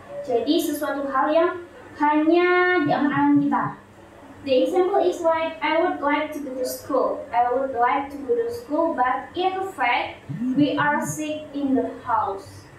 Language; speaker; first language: English; non-native, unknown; Indonesian